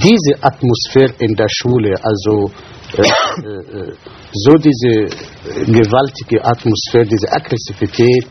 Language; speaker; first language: German; non-native, fluent; Arabic